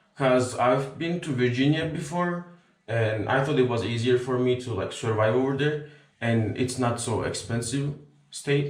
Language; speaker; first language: English; non-native, learner; Turkish